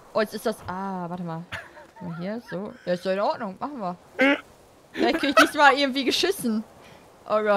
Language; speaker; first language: German; native; German